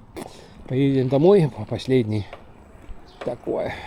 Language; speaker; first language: Russian; non-native, local second language; Estonian